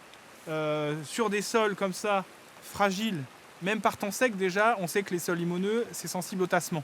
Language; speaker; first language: French; native; French